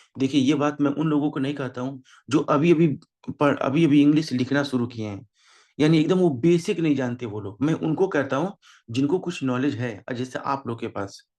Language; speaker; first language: Hindi; native; Hindi